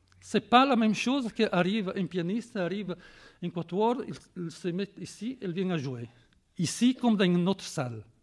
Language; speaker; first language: French; non-native, fluent; Italian